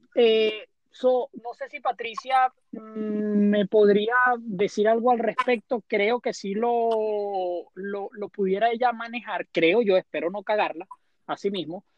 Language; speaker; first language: Spanish; native; Spanish